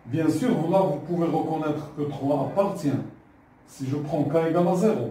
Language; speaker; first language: French; non-native, local second language; Arabic